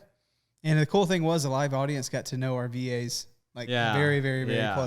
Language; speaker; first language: English; native; English